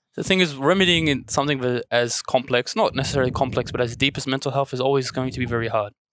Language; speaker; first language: English; early bilingual, other home language; Arabic